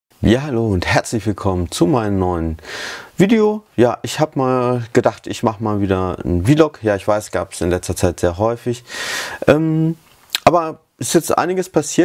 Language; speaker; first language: German; native; German